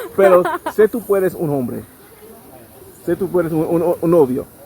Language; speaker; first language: Spanish; non-native, learner; English